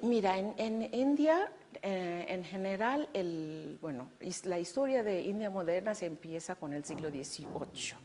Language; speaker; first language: Spanish; non-native, fluent; Bangla